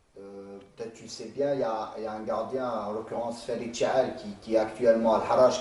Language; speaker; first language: French; non-native, local second language; Arabic